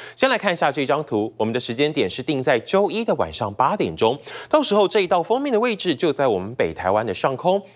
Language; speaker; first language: Chinese; native; Chinese